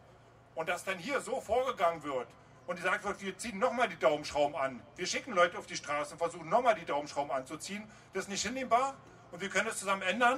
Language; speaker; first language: German; native; German